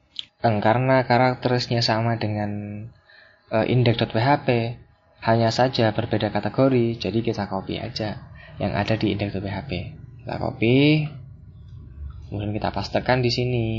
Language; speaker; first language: Indonesian; native; Indonesian